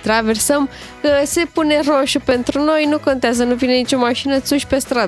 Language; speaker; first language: Romanian; native; Romanian